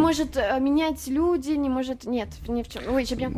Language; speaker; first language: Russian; non-native, learner; French